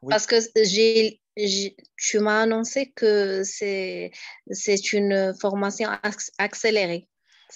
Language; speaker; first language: French; non-native, learner; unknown